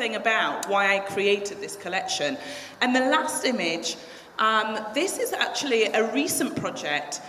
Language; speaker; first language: English; native; English